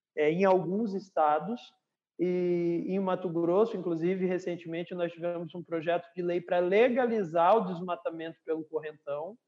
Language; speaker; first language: Portuguese; native; Portuguese